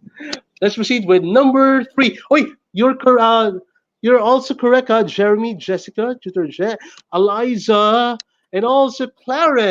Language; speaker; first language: English; non-native, local second language; Filipino